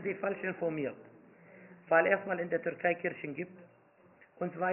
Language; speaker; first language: German; non-native, fluent; Arabic